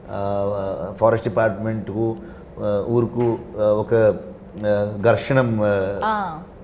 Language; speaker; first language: Telugu; non-native, learner; Kannada